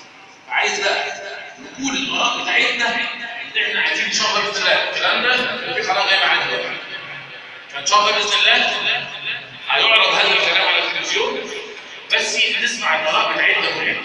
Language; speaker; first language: Arabic; native; Arabic